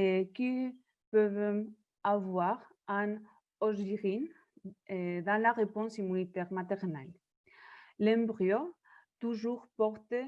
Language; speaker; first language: French; non-native, fluent; Spanish